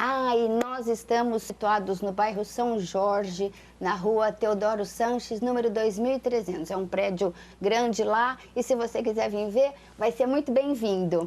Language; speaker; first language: Portuguese; native; Portuguese